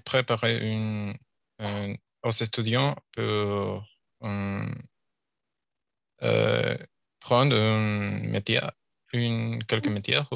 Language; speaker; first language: French; non-native, learner; Spanish